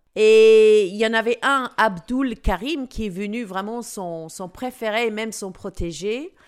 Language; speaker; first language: French; non-native, fluent; English